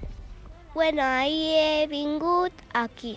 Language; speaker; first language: Catalan; non-native, local second language; Spanish